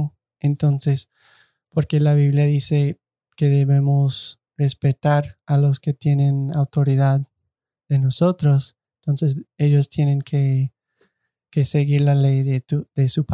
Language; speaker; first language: Spanish; non-native, fluent; English